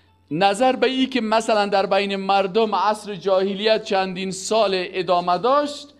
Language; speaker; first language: Persian; native; Persian